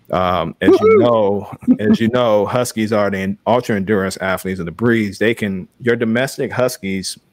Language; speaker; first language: English; native; English